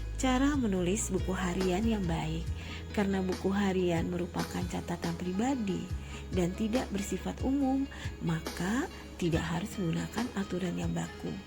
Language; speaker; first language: Indonesian; native; Indonesian